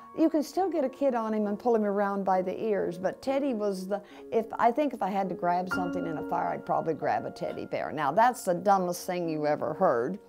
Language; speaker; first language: English; native; English